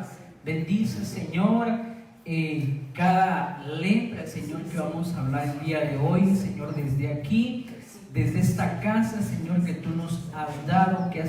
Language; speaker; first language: Spanish; native; Spanish